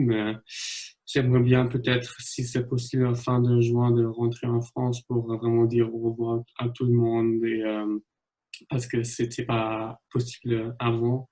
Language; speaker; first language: French; non-native, fluent; German